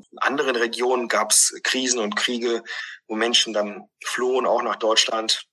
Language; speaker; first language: German; early bilingual, other home language; Greek